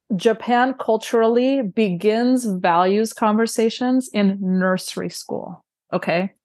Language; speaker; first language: English; early bilingual, other home language; Romanian